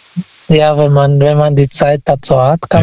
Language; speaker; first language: German; non-native, fluent; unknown